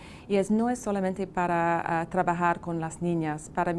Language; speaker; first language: Spanish; non-native, fluent; English